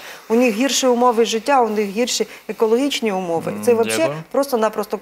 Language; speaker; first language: Ukrainian; native; Ukrainian